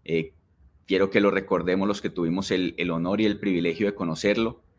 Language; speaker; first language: Spanish; native; Spanish